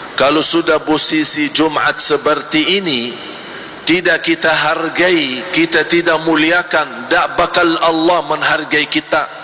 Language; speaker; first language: Malay; non-native, fluent; Arabic